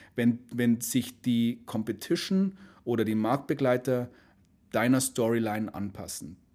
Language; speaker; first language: German; native; German